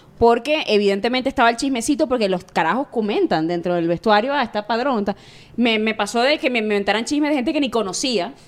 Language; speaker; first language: Spanish; native; Spanish